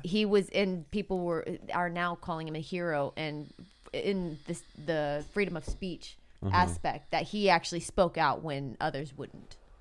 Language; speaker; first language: English; native; English